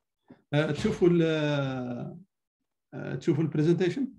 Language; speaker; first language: Arabic; native; Arabic